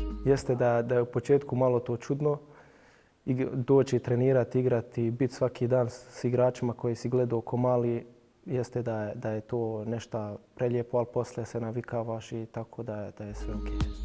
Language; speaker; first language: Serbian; early bilingual, heritage; Bosnian